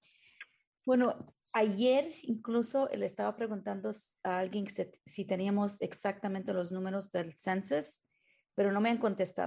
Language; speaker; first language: Spanish; early bilingual, heritage; Spanish